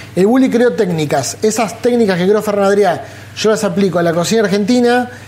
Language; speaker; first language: Spanish; native; Spanish